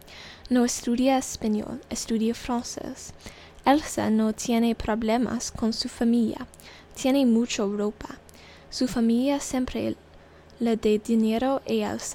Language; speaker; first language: Spanish; non-native, learner; English